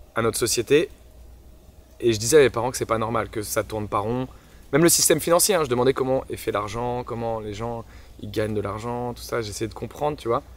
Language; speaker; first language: French; native; French